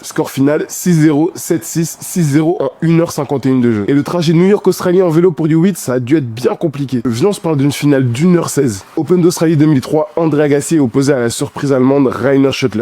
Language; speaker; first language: French; native; French